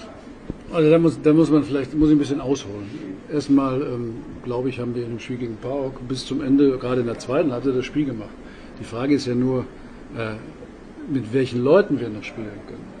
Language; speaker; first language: German; native; German